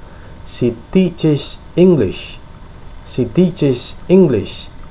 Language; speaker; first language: English; non-native, fluent; Indonesian